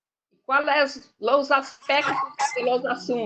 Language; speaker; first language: Spanish; non-native, learner; Portuguese